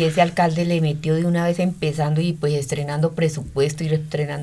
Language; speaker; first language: Spanish; native; Spanish